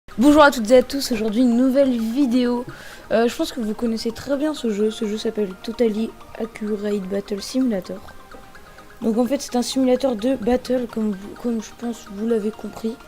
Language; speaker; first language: French; native; French